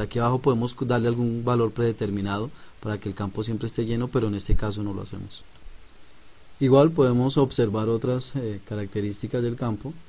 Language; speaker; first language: Spanish; native; Spanish